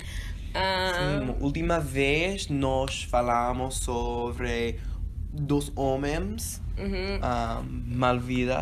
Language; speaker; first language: Portuguese; non-native, learner; English